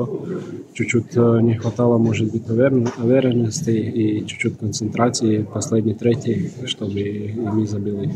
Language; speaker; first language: Russian; non-native, fluent; Croatian